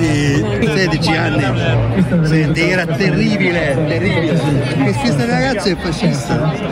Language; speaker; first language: Italian; non-native, learner; Hungarian